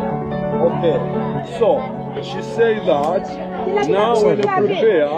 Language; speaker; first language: English; non-native, fluent; Swahili